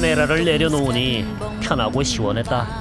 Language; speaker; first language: Korean; native; Korean